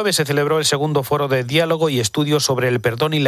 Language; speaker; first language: Spanish; native; Spanish